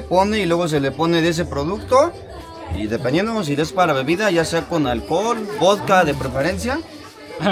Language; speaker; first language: Spanish; native; Spanish